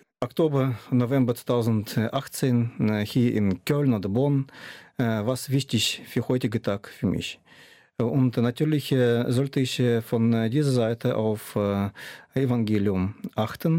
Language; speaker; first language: German; non-native, fluent; Russian